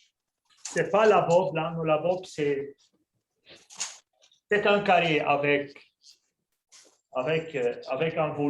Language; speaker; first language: French; non-native, local second language; Arabic